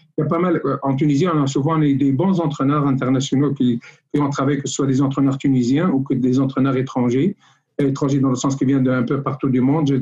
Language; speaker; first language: French; non-native, local second language; Arabic